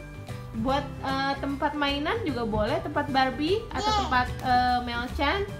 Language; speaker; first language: Indonesian; native; Indonesian